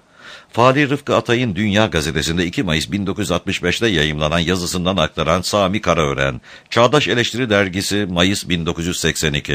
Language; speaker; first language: Turkish; native; Turkish